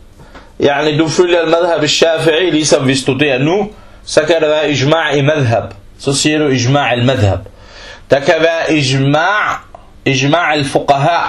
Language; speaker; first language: Danish; non-native, fluent; Arabic